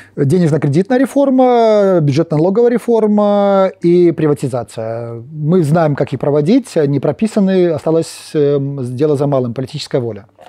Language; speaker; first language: Russian; non-native, local second language; Polish